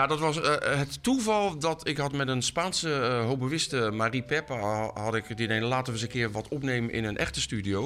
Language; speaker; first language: Dutch; native; Dutch